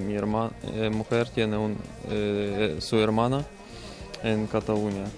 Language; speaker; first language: Spanish; non-native, learner; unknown